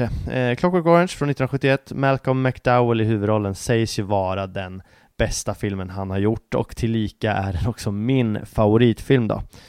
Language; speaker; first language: Swedish; native; Swedish